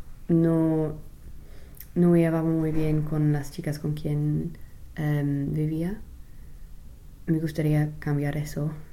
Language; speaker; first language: Spanish; non-native, learner; English